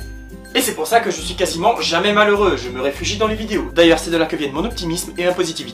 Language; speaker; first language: French; native; French